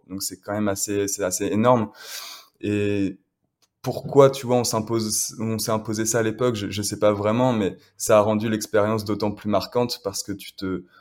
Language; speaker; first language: French; native; French